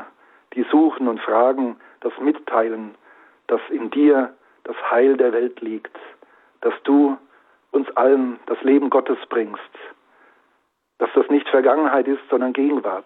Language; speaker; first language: German; native; German